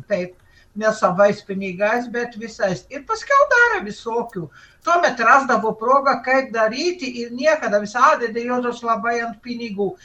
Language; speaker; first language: Lithuanian; early bilingual, heritage; Lithuanian